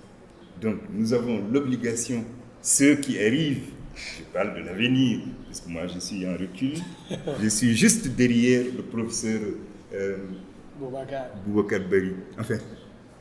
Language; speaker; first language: French; non-native, local second language; Wolof